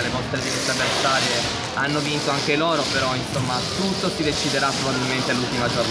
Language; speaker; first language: Italian; native; Italian